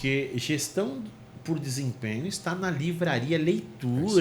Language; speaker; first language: Portuguese; native; Portuguese